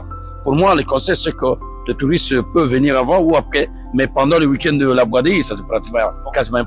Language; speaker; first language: French; native; French